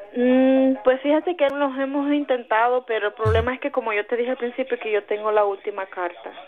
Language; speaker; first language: Spanish; native; Spanish